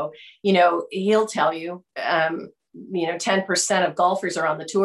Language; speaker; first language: English; native; English